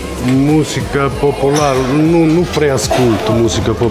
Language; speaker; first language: Romanian; non-native, learner; Italian